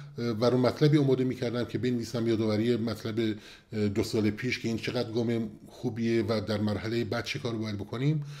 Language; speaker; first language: Persian; non-native, local second language; Kurdish